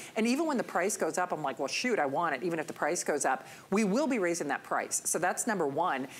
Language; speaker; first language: English; native; English